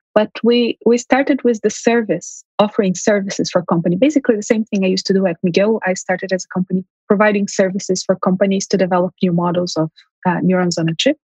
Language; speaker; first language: English; early bilingual, heritage; Armenian